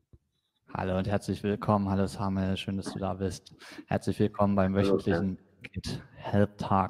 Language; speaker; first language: German; native; German